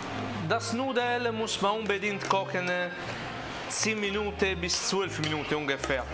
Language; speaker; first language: German; non-native, learner; Italian